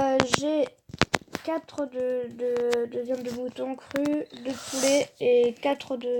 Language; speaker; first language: French; native; French